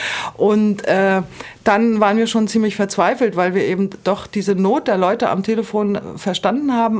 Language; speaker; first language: German; native; German